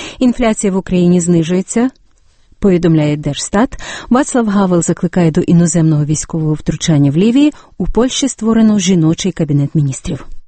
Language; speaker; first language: Ukrainian; native; Ukrainian